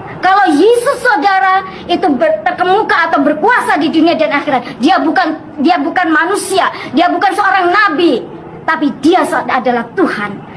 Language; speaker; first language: Indonesian; non-native, local second language; Madurese